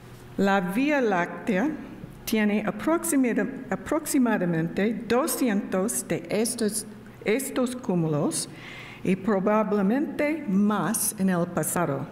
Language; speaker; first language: Spanish; non-native, learner; English